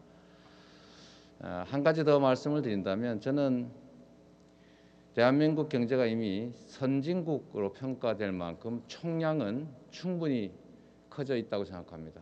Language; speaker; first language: Korean; native; Korean